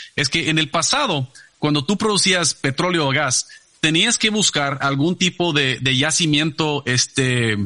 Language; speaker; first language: Spanish; non-native, fluent; English